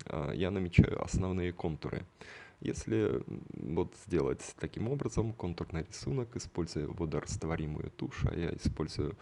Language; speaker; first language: Russian; native; Russian